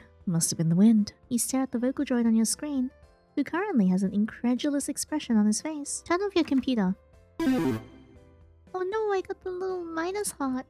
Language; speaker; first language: English; native; English